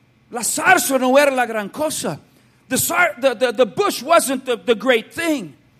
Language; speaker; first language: English; native; English